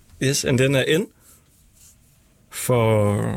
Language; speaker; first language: English; non-native, learner; Danish